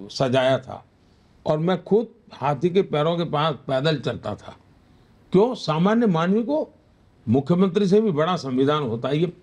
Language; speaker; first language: Hindi; non-native, local second language; Gujarati